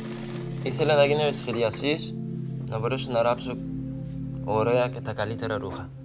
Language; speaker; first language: Greek; non-native, learner; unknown